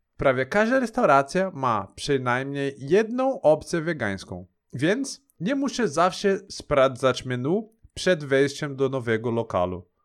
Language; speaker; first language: Polish; non-native, learner; Portuguese